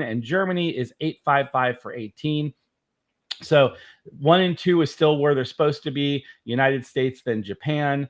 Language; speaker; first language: English; native; English